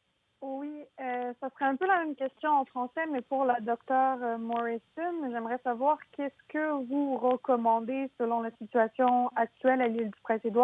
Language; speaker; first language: French; native; French